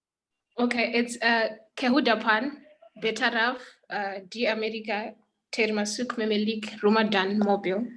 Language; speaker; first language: Indonesian; non-native, learner; English